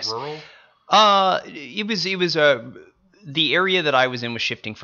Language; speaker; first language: English; native; English